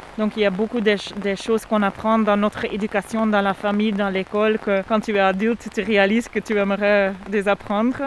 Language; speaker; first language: French; non-native, fluent; Dutch